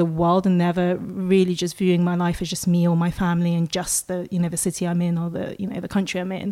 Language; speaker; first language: English; non-native, local second language; Russian